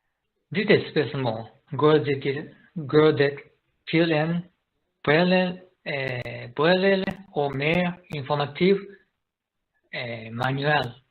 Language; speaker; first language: Danish; non-native, learner; Japanese